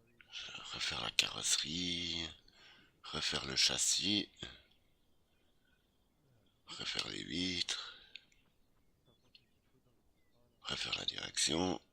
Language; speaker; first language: French; native; French